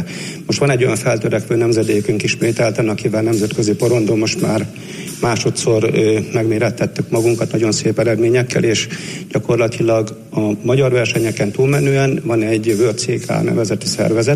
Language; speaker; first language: Hungarian; native; Hungarian